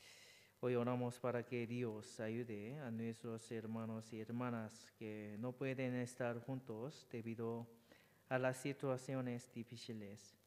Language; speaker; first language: Spanish; non-native, learner; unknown